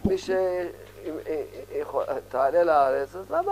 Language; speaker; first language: Hebrew; early bilingual, other home language; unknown